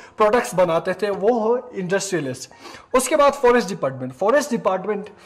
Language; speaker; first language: Hindi; non-native, local second language; Ladakhi